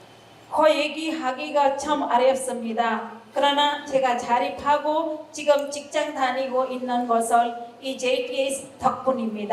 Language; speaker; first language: Korean; non-native, learner; Hindi